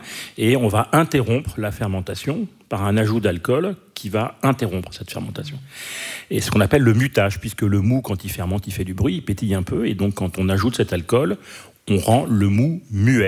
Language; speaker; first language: French; native; French